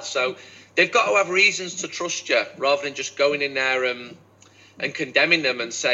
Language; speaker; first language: English; native; English